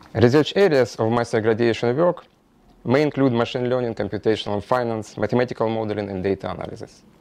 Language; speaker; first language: English; non-native, fluent; Russian